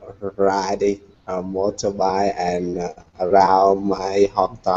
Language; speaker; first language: English; non-native, learner; Vietnamese